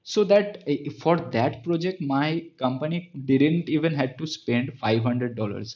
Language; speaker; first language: English; non-native, local second language; Bangla